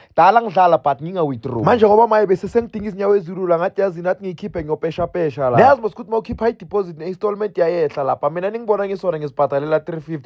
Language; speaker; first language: Zulu; non-native, local second language; South Ndebele